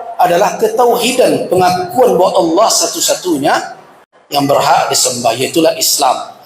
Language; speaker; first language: Malay; non-native, local second language; Minangkabau